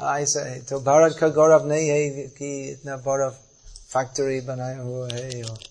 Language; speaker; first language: Hindi; non-native, fluent; English